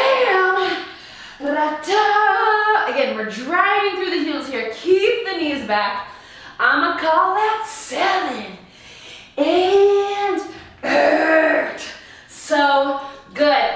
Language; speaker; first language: English; native; English